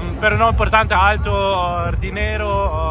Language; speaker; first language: Spanish; non-native, learner; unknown